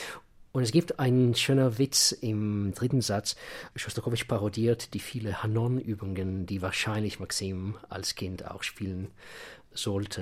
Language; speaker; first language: German; non-native, fluent; Russian